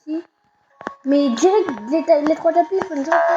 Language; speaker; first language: French; native; French